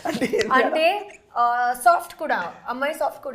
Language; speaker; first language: Telugu; non-native, learner; Hindi